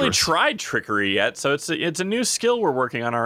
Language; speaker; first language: English; native; English